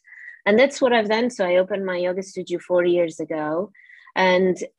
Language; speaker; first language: English; non-native, fluent; Portuguese